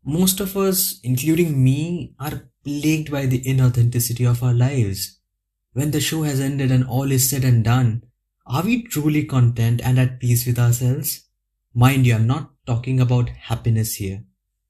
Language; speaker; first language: English; non-native, local second language; Hindi